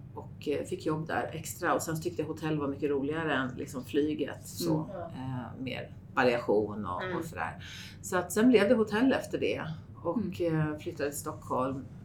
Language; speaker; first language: Swedish; native; Swedish